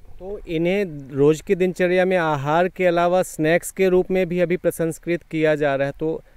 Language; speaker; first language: Hindi; native; Hindi